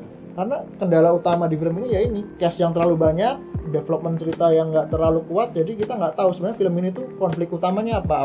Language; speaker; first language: Indonesian; native; Indonesian